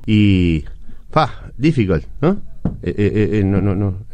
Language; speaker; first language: Spanish; native; Spanish